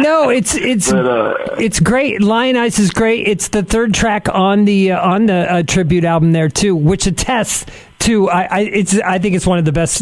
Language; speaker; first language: English; native; English